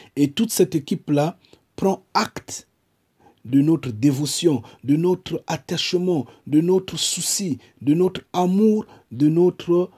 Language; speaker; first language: French; non-native, local second language; Kongo